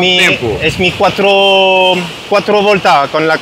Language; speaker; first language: Italian; non-native, learner; French